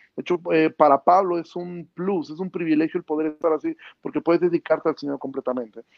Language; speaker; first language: Spanish; native; Spanish